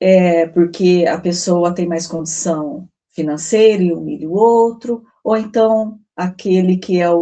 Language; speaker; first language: Portuguese; native; Portuguese